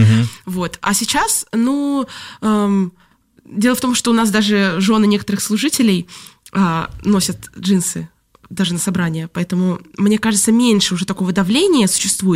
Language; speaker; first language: Russian; native; Russian